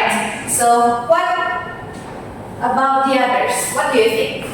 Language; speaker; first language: English; non-native, fluent; Indonesian